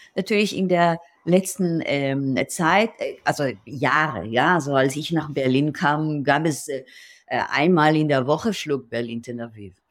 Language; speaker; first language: German; non-native, fluent; Hebrew